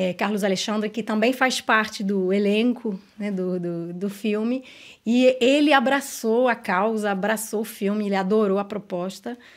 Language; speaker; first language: Portuguese; non-native, fluent; English